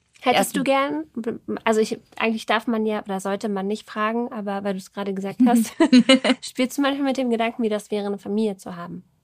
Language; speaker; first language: German; native; German